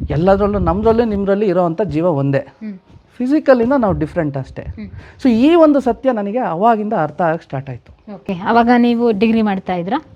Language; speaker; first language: Kannada; native; Kannada